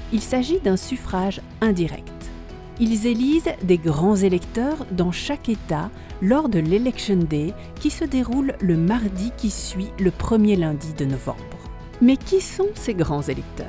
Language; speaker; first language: French; native; French